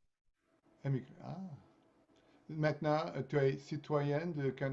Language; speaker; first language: French; non-native, fluent; English